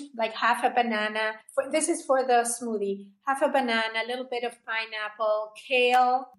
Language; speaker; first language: English; non-native, fluent; Spanish